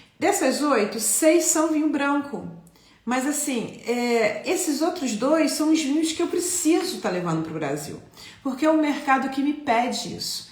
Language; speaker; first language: Portuguese; non-native, fluent; Italian